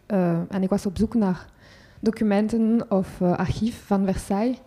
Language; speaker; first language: Dutch; non-native, local second language; French